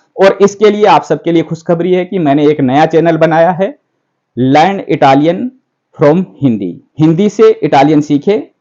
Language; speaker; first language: Hindi; native; Hindi